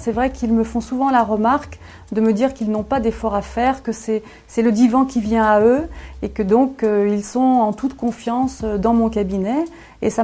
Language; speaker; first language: French; native; French